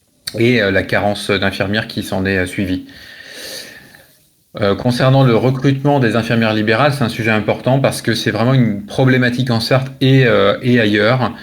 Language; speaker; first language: French; native; French